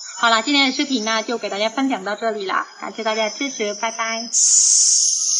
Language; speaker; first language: Chinese; non-native, fluent; Vietnamese